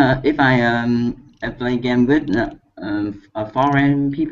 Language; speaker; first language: English; non-native, learner; Vietnamese